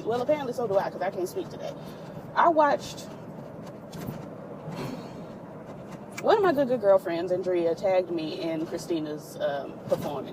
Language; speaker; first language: English; native; English